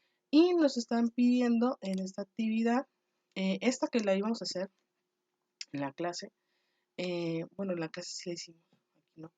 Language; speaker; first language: Spanish; native; Spanish